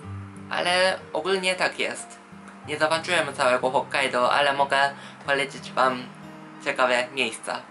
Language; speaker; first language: Polish; non-native, fluent; Japanese